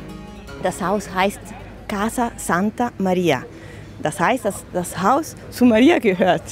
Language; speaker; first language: German; non-native, learner; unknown